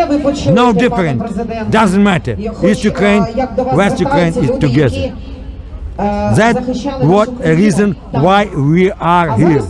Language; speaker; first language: English; non-native, learner; Ukrainian